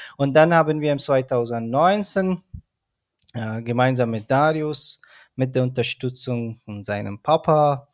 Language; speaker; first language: German; non-native, fluent; Persian